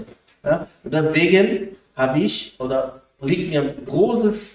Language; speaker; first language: German; non-native, fluent; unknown